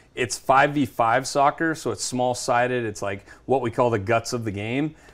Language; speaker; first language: English; native; English